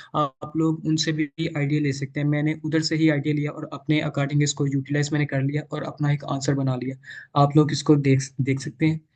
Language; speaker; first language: Urdu; non-native, local second language; Punjabi